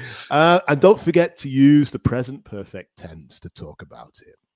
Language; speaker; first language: English; native; English